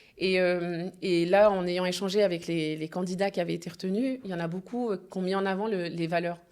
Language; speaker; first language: French; early bilingual, other home language; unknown